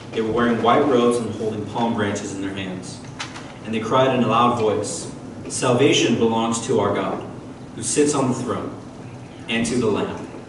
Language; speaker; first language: English; native; English